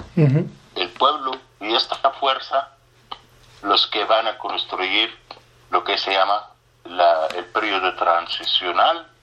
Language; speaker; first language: Spanish; non-native, fluent; Arabic